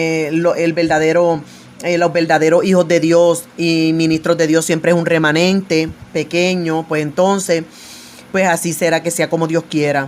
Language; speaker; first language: Spanish; native; Spanish